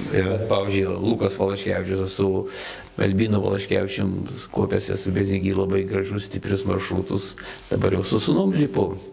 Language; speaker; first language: Lithuanian; native; Lithuanian